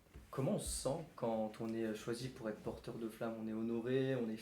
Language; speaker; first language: French; native; French